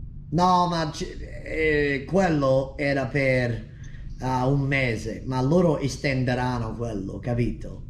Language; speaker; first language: Italian; non-native, fluent; English